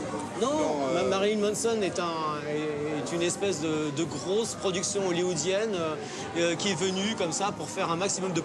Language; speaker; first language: French; native; French